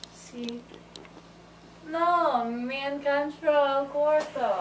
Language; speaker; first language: Spanish; non-native, learner; English